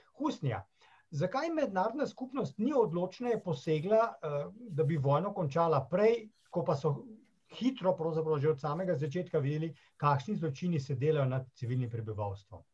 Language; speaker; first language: Slovenian; native; Slovenian